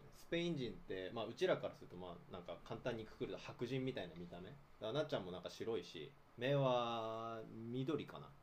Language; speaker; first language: Japanese; native; Japanese